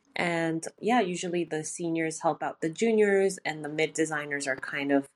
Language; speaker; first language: English; native; English